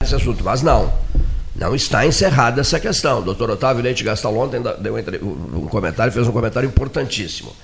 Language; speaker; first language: Portuguese; native; Portuguese